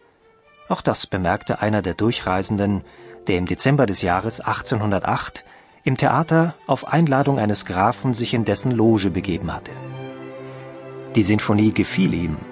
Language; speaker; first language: German; native; German